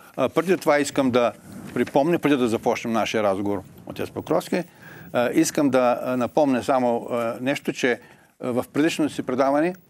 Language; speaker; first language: Bulgarian; native; Bulgarian